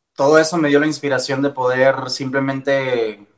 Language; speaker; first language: Spanish; early bilingual, heritage; Spanish